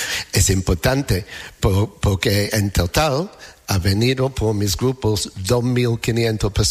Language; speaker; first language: Spanish; non-native, learner; English